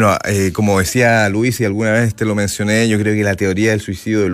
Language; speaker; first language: Spanish; native; Spanish